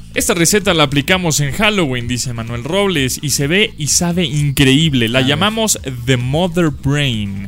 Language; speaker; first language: Spanish; native; Spanish